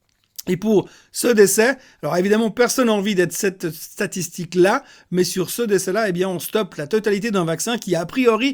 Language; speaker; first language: French; native; French